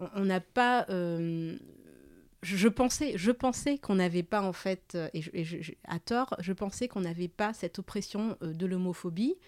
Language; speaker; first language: French; early bilingual, other home language; Malagasy